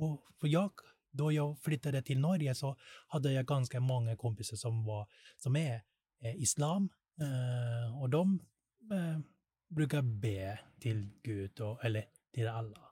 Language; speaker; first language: Swedish; non-native, learner; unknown